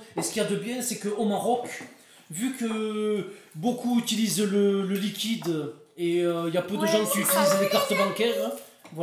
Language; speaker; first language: French; native; French